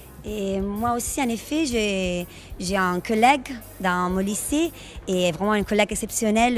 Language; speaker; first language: French; non-native, fluent; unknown